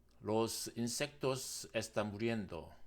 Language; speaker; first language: Spanish; non-native, learner; Korean